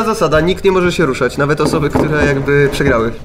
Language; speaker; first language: Polish; native; Polish